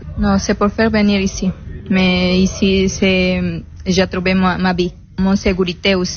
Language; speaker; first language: French; non-native, learner; Spanish